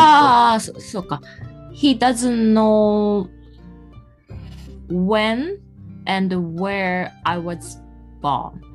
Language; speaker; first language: English; non-native, learner; Japanese